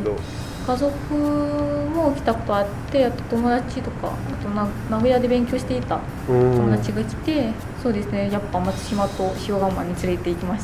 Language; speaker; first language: Japanese; non-native, fluent; Malay